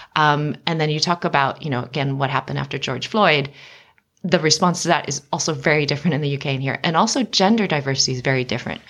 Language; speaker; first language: English; native; English